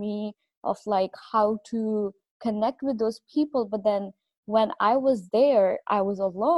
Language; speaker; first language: English; non-native, local second language; Punjabi